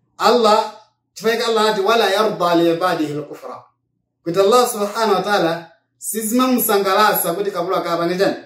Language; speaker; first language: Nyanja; non-native, local second language; Yao